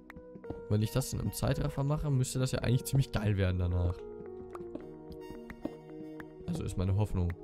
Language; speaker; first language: German; native; German